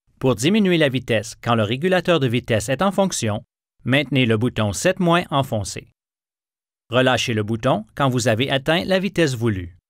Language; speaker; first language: French; native; French